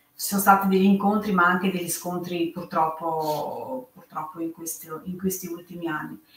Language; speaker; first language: Italian; non-native, fluent; Serbian